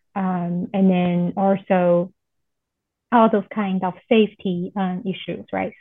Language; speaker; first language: English; non-native, fluent; Chinese